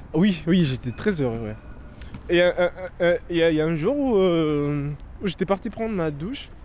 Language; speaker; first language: French; non-native, local second language; Lingala